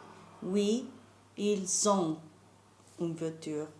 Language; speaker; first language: French; non-native, learner; Italian